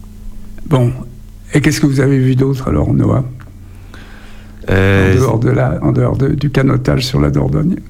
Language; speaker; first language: French; native; French